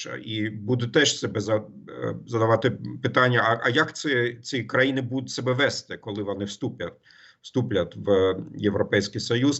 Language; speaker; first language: Ukrainian; non-native, fluent; German